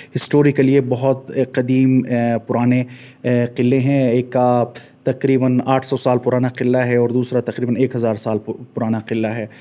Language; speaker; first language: Urdu; non-native, local second language; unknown